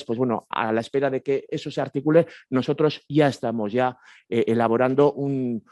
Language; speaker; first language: Spanish; native; Spanish